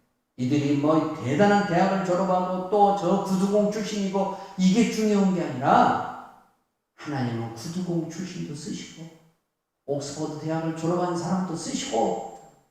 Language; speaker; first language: Korean; native; Korean